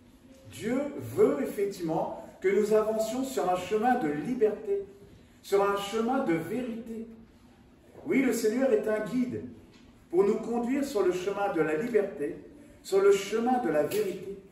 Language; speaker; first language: French; native; French